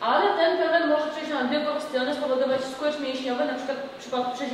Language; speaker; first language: Polish; native; Polish